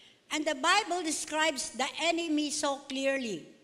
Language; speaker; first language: English; non-native, local second language; Filipino